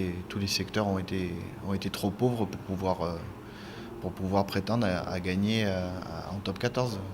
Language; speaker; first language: French; native; French